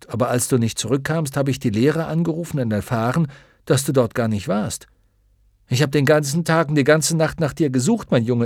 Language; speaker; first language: German; native; German